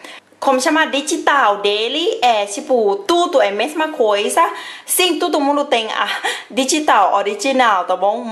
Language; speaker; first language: Portuguese; non-native, fluent; Thai